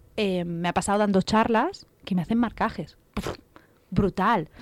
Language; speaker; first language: Spanish; native; Spanish